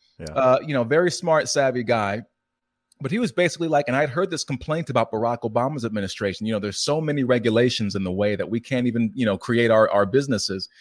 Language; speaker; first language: English; native; English